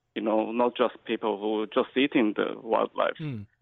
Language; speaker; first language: English; non-native, fluent; Chinese